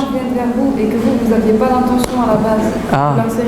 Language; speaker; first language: French; native; French